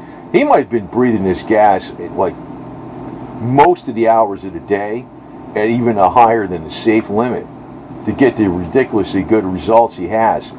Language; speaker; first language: English; native; English